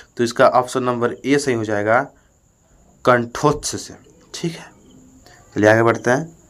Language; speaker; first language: Hindi; native; Hindi